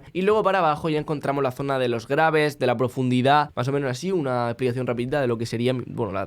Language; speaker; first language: Spanish; native; Spanish